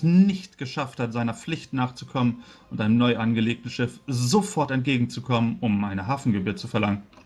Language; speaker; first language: German; native; German